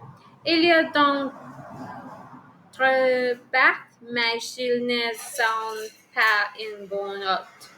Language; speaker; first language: French; non-native, learner; Spanish